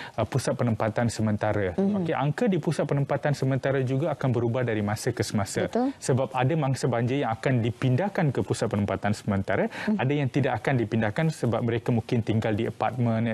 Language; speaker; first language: Malay; native; Malay